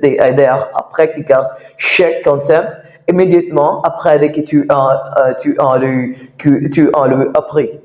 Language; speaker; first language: French; non-native, learner; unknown